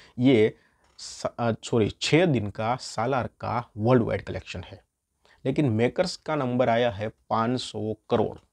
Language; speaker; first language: Hindi; non-native, local second language; Gujarati